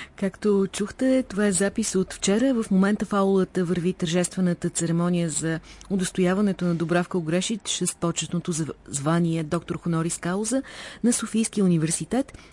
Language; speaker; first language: Bulgarian; native; Bulgarian